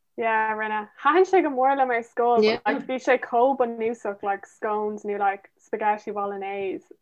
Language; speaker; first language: Irish; non-native, local second language; English